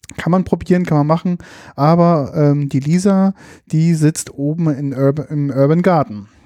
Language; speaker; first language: German; native; German